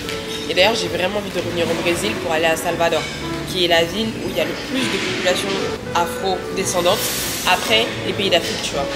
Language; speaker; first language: French; native; French